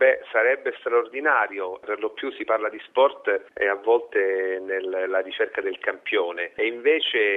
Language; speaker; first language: Italian; native; Italian